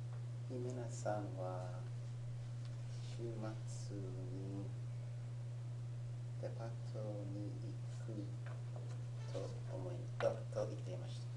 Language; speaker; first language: Japanese; non-native, learner; English